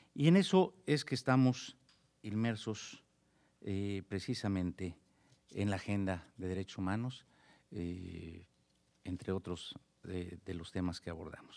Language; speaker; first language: Spanish; native; Spanish